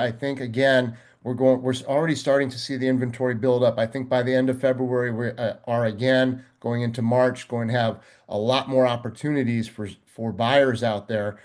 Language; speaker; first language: English; native; English